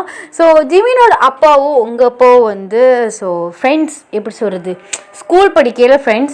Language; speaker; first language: Tamil; native; Tamil